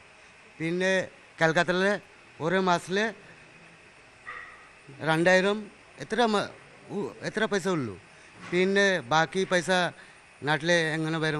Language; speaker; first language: Malayalam; non-native, learner; Bangla